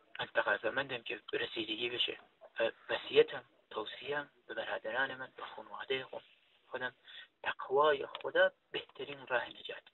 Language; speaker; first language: Persian; non-native, local second language; Kurdish